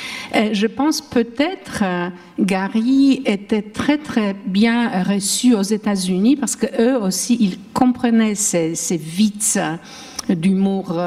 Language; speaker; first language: French; non-native, fluent; Polish